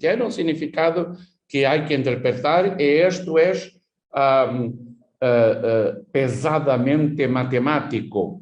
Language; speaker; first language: Spanish; non-native, fluent; Portuguese